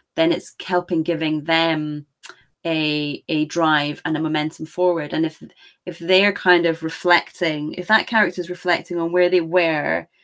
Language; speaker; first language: English; native; English